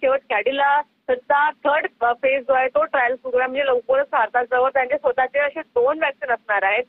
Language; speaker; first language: Marathi; native; Marathi